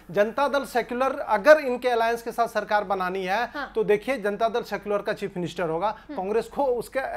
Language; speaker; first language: Hindi; native; Hindi